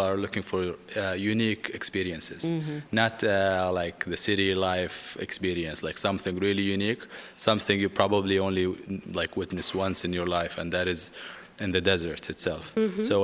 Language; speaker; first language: English; non-native, fluent; Arabic